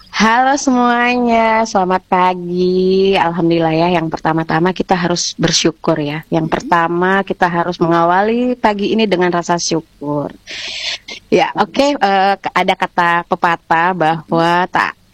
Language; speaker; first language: Indonesian; native; Indonesian